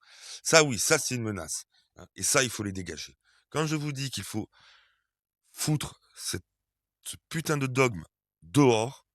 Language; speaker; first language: French; native; French